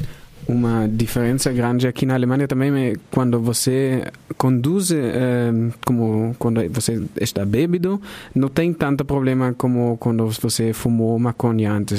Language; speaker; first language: Portuguese; non-native, fluent; German